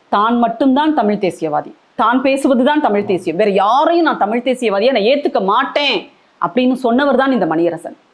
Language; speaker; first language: Tamil; native; Tamil